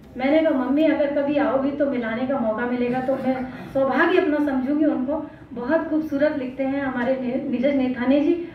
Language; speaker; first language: Hindi; native; Hindi